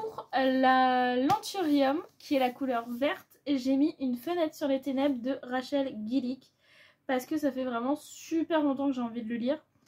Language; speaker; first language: French; native; French